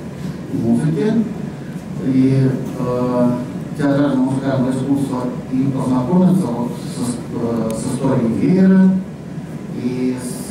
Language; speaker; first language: Russian; native; Russian